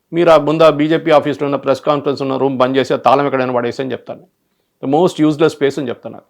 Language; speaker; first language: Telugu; early bilingual, other home language; Malayalam